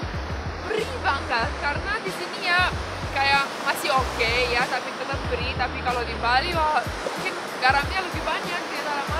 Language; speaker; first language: Indonesian; non-native, fluent; Romanian